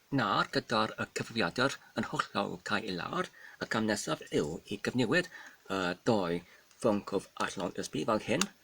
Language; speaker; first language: Welsh; non-native, learner; Polish